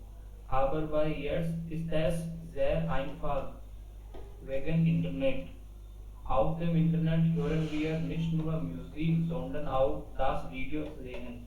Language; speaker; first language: German; non-native, learner; Hindi